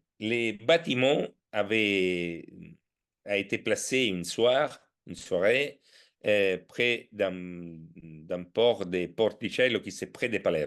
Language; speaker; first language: French; non-native, fluent; Italian